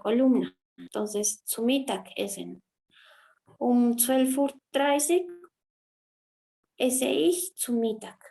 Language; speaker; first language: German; non-native, fluent; Spanish